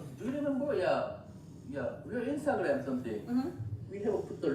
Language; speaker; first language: English; non-native, learner; Korean